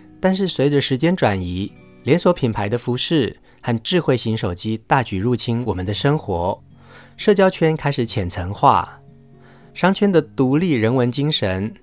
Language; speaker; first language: Chinese; native; Chinese